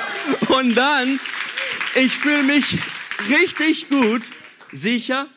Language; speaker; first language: German; non-native, fluent; Portuguese